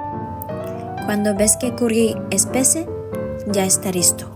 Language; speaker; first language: Spanish; non-native, fluent; Japanese